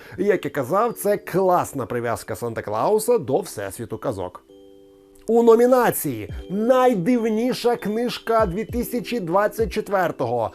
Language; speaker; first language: Ukrainian; native; Ukrainian